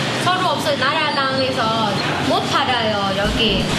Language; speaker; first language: Korean; non-native, learner; Vietnamese